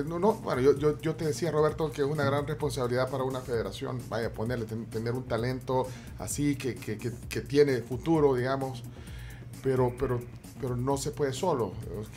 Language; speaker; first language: Spanish; native; Spanish